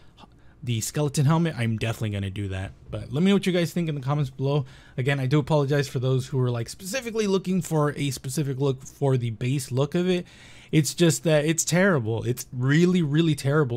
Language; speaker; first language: English; native; English